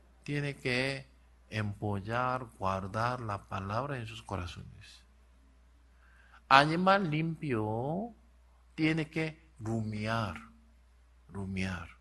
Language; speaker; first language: Spanish; non-native, learner; Korean